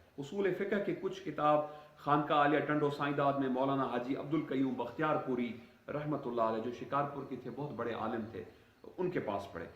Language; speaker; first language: Urdu; non-native, local second language; Sindhi